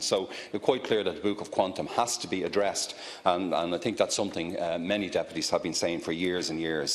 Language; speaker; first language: English; native; English